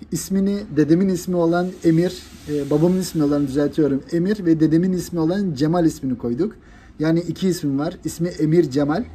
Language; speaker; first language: Turkish; native; Turkish